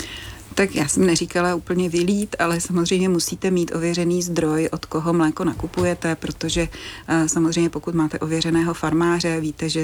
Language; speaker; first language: Czech; native; Czech